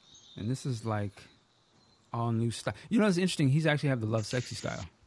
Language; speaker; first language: English; native; English